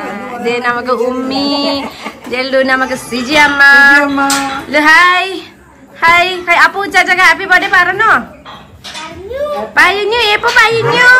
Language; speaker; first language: Malayalam; non-native, learner; Nepali